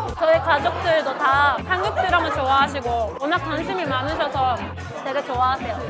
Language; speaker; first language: Korean; non-native, fluent; Japanese